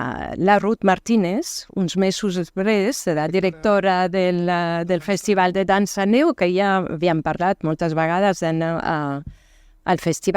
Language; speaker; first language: Catalan; non-native, fluent; French